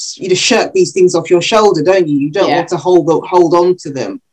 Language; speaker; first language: English; early bilingual, other home language; Yoruba